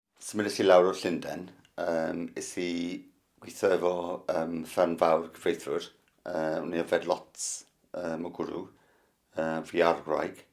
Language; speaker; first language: Welsh; non-native, learner; English